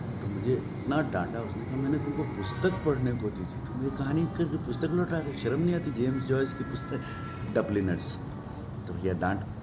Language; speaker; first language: Hindi; native; Hindi